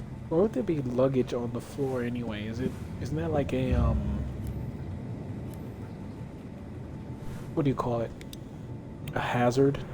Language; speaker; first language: English; native; English